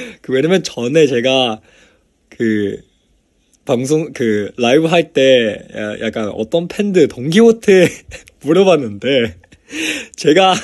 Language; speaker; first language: Korean; non-native, fluent; Chinese